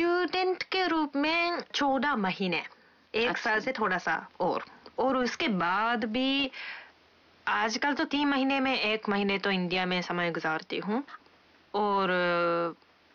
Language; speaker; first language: Hindi; non-native, fluent; Japanese